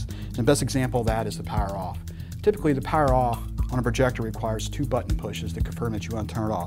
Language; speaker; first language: English; native; English